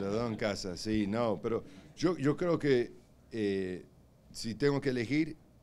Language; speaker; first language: Spanish; early bilingual, heritage; Spanish